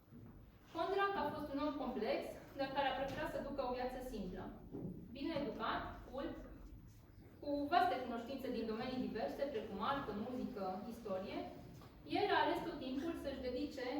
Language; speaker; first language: Romanian; native; Romanian